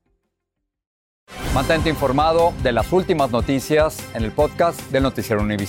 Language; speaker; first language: Spanish; native; Spanish